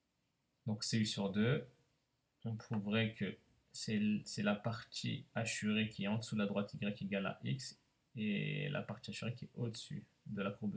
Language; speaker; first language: French; native; French